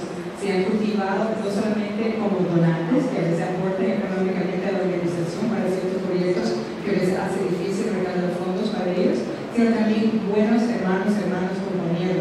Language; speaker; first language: Spanish; native; Spanish